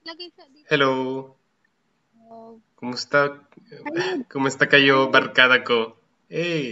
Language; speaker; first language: Filipino; non-native, learner; Spanish